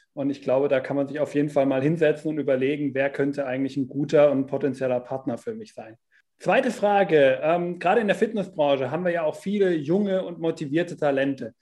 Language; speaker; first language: German; native; German